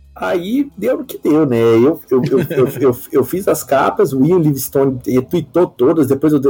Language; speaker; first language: Portuguese; native; Portuguese